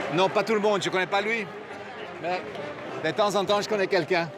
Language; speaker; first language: French; non-native, fluent; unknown